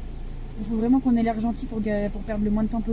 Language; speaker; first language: French; native; French